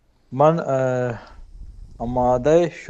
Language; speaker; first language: Persian; non-native, learner; Urdu